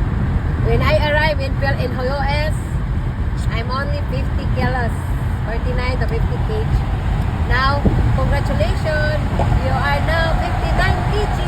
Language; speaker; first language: English; non-native, local second language; Cebuano